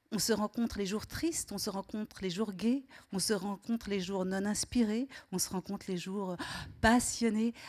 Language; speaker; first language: French; native; French